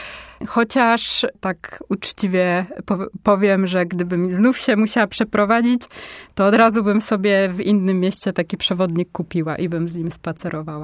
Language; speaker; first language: Polish; native; Polish